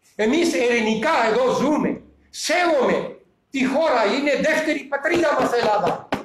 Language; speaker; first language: Greek; non-native, fluent; Urdu